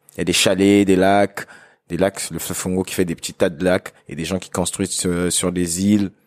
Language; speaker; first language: French; non-native, local second language; Lingala